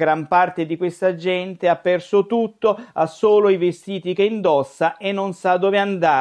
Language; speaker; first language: Italian; native; Italian